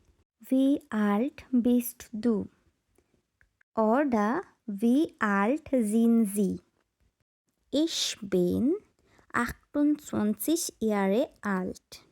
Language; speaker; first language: German; non-native, learner; Bangla